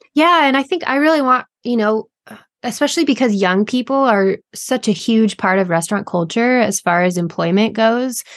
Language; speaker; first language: English; native; English